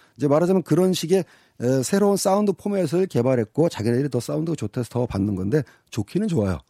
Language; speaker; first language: Korean; native; Korean